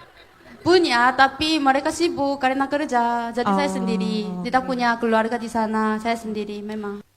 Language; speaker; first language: Indonesian; non-native, fluent; Korean